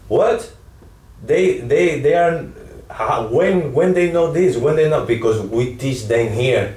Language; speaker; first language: English; non-native, learner; Spanish